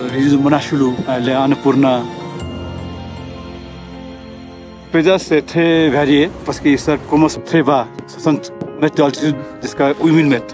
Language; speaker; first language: French; non-native, learner; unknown